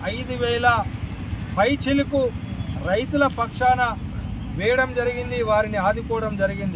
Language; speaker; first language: Telugu; native; Telugu